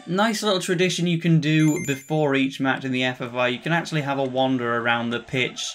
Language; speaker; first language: English; native; English